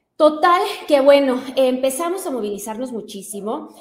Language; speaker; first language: Spanish; native; Spanish